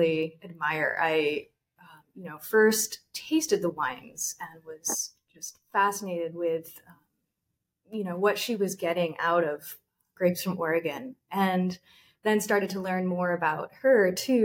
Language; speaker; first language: English; native; English